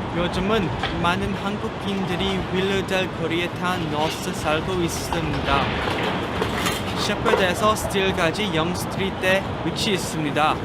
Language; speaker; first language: Korean; early bilingual, heritage; English